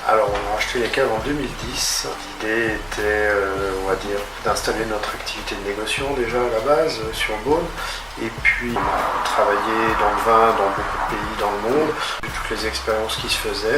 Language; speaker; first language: French; native; French